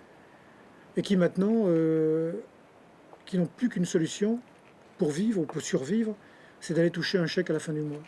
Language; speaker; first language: French; native; French